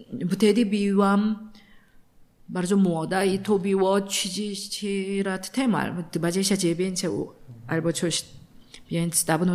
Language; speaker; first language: Polish; non-native, learner; Korean